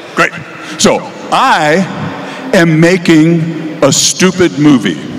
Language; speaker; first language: English; native; English